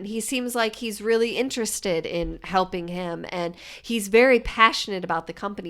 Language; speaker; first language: English; native; English